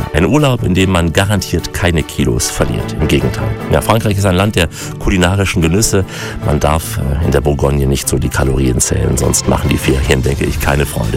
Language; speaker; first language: German; native; German